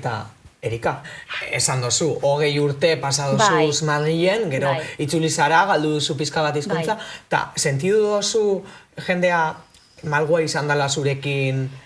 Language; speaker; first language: Basque; native; Basque